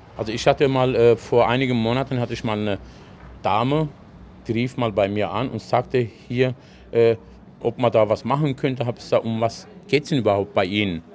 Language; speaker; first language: German; early bilingual, other home language; Turkish